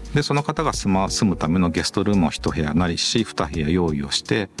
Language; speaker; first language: Japanese; native; Japanese